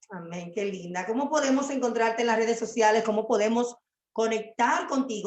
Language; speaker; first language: Spanish; native; Spanish